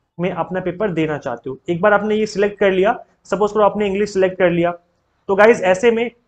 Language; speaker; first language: Hindi; native; Hindi